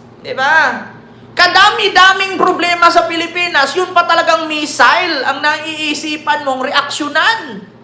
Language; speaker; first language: Filipino; native; Filipino